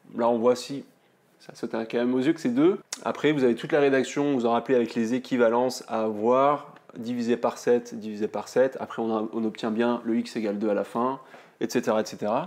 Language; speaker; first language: French; native; French